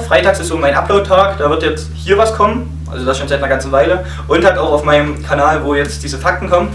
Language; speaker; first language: German; native; German